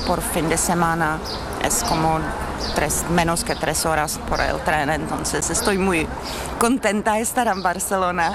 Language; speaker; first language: Spanish; non-native, fluent; Czech